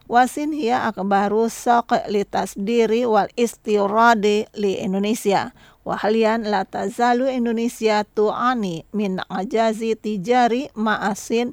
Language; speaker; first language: Arabic; non-native, fluent; Indonesian